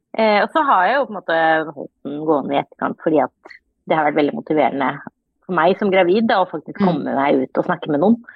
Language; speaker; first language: Norwegian; early bilingual, other home language; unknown